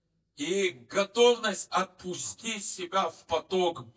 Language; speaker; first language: Polish; non-native, learner; Russian